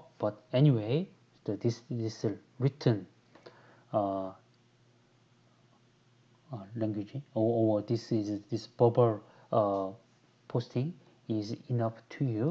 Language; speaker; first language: English; non-native, fluent; Korean